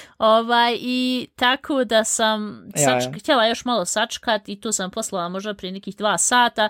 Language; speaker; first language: Bosnian; early bilingual, heritage; Bosnian